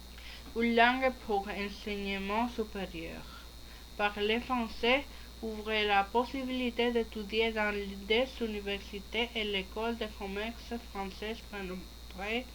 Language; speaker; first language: French; non-native, learner; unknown